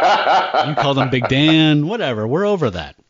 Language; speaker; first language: English; native; English